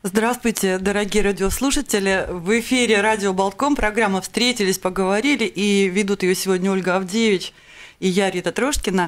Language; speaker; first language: Russian; native; Russian